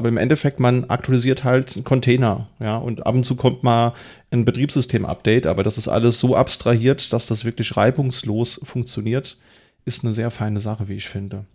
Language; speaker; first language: German; native; German